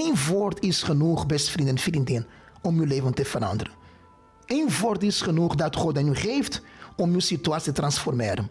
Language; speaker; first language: Dutch; non-native, fluent; Portuguese